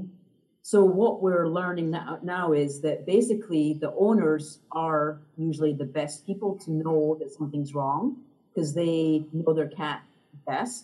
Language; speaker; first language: English; native; English